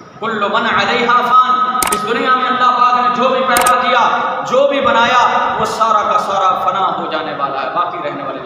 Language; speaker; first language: Urdu; non-native, local second language; Punjabi